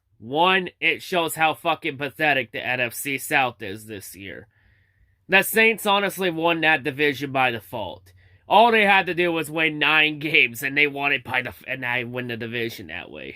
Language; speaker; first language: English; native; English